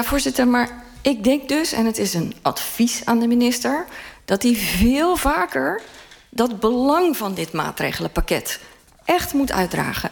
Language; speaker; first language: Dutch; native; Dutch